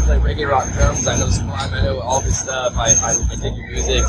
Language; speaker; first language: English; native; English